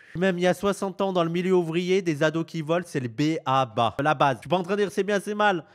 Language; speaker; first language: French; native; French